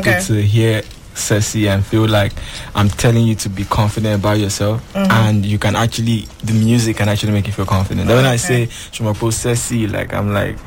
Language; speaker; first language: English; non-native, local second language; Yoruba